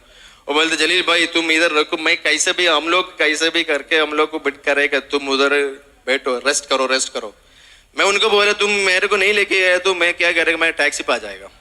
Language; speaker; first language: Hindi; non-native, local second language; Malayalam